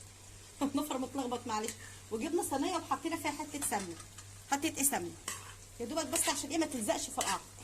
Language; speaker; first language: Arabic; native; Arabic